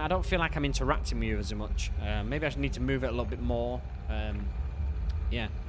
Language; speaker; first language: English; native; English